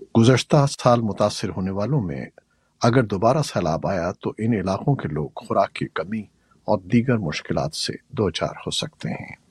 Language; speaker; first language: Urdu; native; Urdu